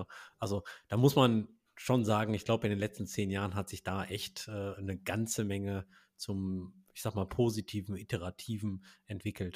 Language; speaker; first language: German; native; German